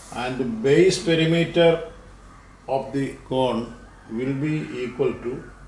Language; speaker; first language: English; non-native, local second language; Malayalam